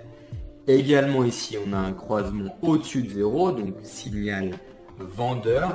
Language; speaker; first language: French; native; French